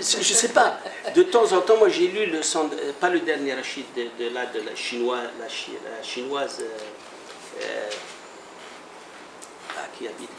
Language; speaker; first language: French; non-native, local second language; Arabic